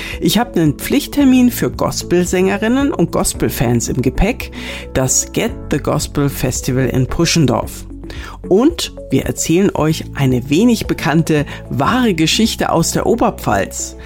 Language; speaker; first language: German; native; German